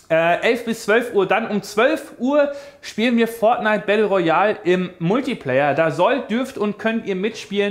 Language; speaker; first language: German; native; German